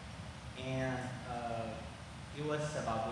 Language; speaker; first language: English; non-native, fluent; Spanish